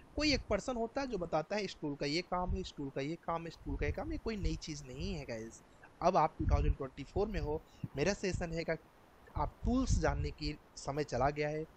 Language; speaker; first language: Hindi; native; Hindi